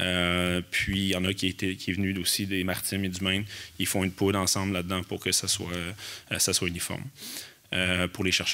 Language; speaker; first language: French; native; French